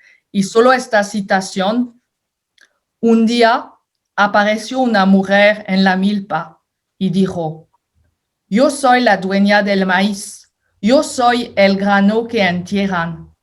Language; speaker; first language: Spanish; non-native, fluent; French